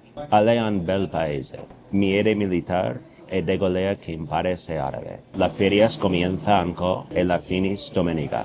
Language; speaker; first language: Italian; non-native, learner; English